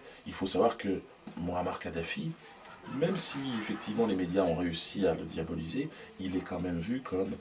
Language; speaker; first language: French; native; French